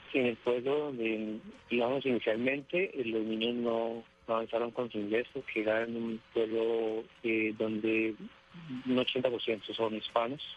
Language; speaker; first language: Spanish; native; Spanish